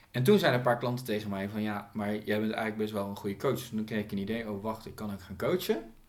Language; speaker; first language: Dutch; native; Dutch